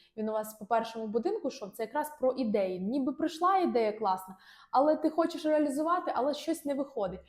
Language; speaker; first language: Ukrainian; non-native, local second language; Russian